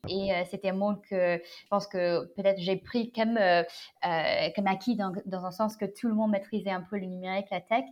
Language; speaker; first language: French; non-native, fluent; Chinese